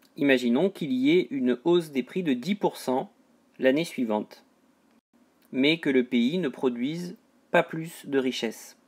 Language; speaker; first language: French; native; French